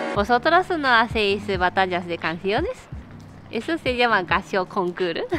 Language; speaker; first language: Spanish; non-native, fluent; Japanese